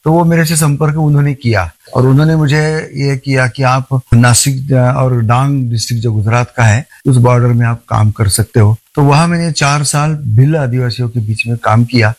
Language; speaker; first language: Hindi; non-native, local second language; Marathi